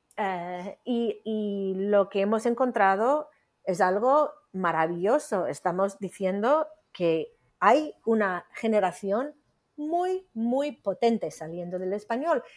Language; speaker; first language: Spanish; non-native, fluent; English